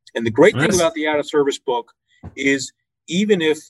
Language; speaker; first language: English; native; English